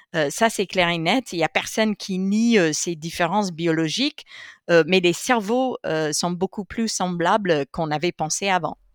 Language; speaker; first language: French; non-native, fluent; English